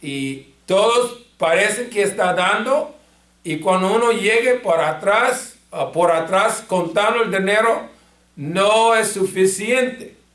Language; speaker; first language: Spanish; non-native, fluent; English